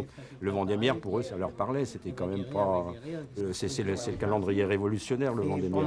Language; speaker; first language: French; native; French